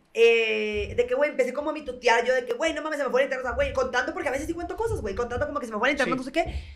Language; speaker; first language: Spanish; native; Spanish